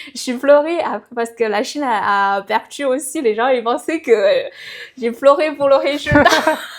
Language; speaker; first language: French; non-native, fluent; Chinese